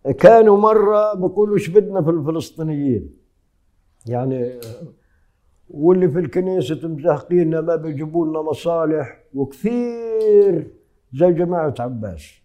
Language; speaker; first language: Arabic; native; Arabic